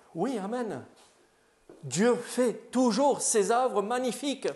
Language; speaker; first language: French; non-native, fluent; English